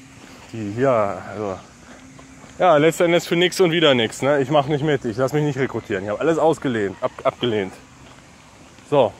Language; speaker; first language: German; native; German